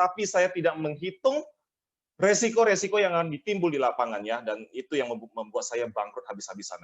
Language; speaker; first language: Indonesian; native; Indonesian